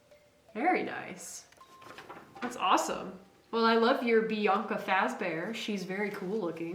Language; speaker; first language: English; native; English